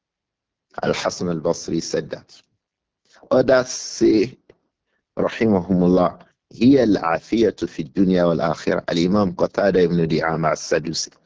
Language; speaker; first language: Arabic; non-native, fluent; Yoruba